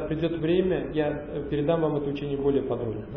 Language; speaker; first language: Russian; native; Russian